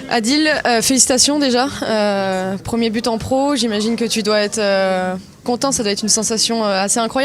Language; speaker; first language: French; native; French